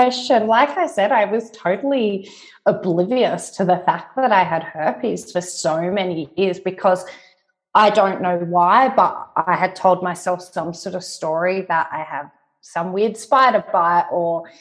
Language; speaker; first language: English; native; English